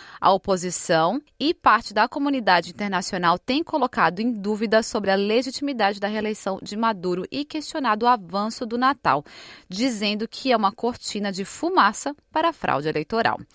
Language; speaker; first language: Portuguese; native; Portuguese